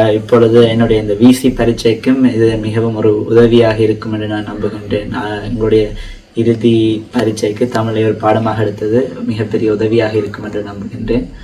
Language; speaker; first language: Tamil; early bilingual, heritage; Tamil